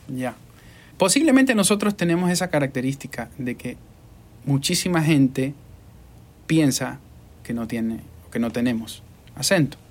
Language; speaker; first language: Spanish; native; Spanish